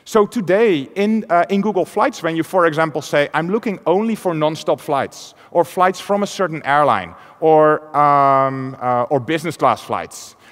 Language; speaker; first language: English; non-native, fluent; Dutch